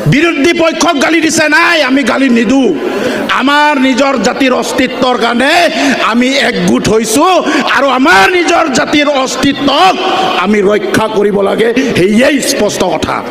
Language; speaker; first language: Assamese; non-native, local second language; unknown